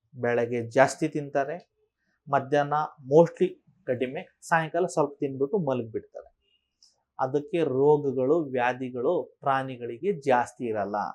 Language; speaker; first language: Kannada; native; Kannada